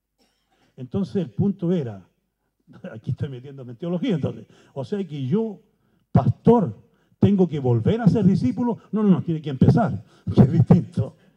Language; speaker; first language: Spanish; native; Spanish